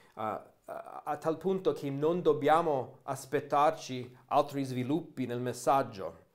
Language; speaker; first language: Italian; non-native, fluent; English